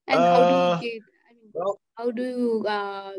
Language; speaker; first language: English; non-native, local second language; Nepali